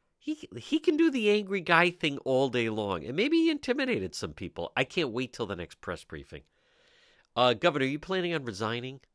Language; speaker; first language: English; native; English